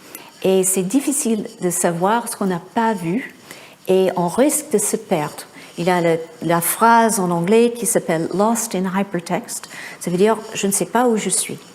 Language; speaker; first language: French; non-native, fluent; English